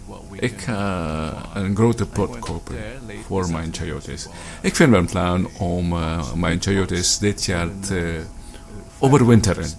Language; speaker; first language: Dutch; non-native, learner; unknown